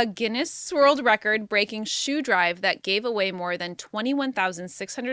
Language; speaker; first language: English; native; English